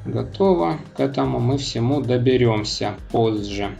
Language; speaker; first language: Russian; native; Russian